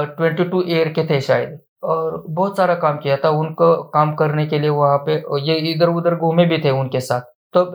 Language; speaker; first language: Hindi; non-native, local second language; Marathi